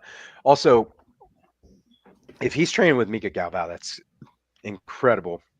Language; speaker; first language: English; native; English